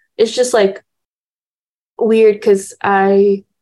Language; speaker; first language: English; early bilingual, other home language; Indonesian